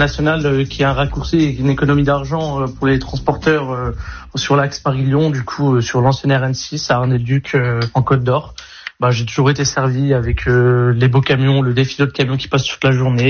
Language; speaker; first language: French; native; French